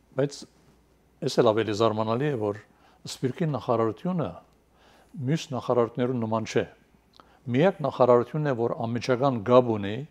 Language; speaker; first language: Armenian; early bilingual, heritage; Armenian